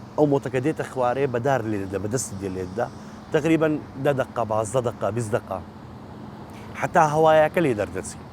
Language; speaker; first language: Central Kurdish; non-native, local second language; Arabic